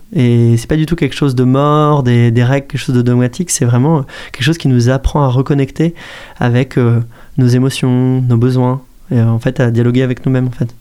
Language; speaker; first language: French; native; French